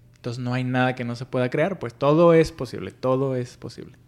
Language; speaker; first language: Spanish; native; Spanish